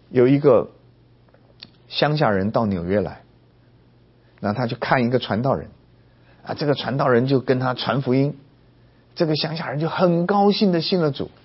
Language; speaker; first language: Chinese; native; Chinese